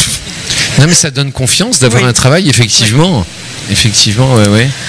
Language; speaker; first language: French; native; French